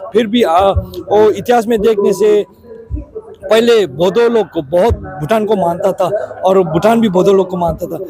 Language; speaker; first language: Hindi; non-native, fluent; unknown